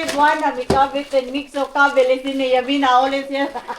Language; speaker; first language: Finnish; non-native, learner; Filipino